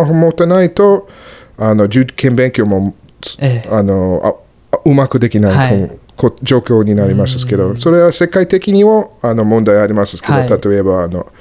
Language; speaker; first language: Japanese; non-native, learner; English